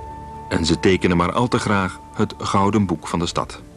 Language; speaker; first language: Dutch; native; Dutch